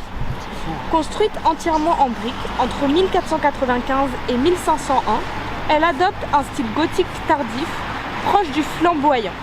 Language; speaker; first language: French; native; French